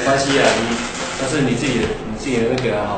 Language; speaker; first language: Chinese; native; Chinese